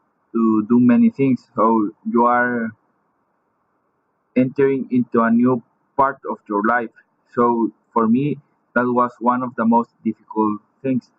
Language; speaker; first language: English; non-native, fluent; Spanish